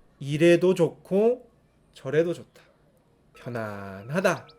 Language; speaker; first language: Korean; native; Korean